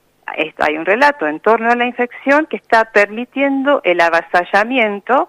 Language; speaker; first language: Spanish; native; Spanish